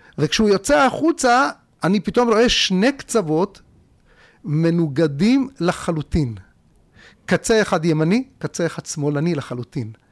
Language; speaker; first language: Hebrew; early bilingual, other home language; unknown